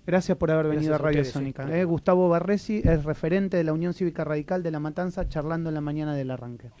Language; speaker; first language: Spanish; native; Spanish